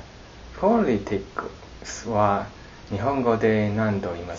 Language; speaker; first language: Japanese; non-native, learner; Chinese